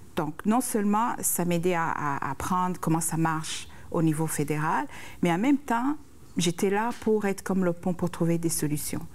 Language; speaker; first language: French; non-native, local second language; Rundi